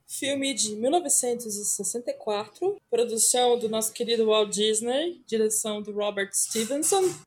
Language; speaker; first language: Portuguese; native; Portuguese